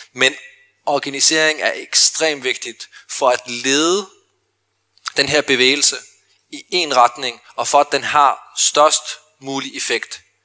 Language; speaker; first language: Danish; early bilingual, other home language; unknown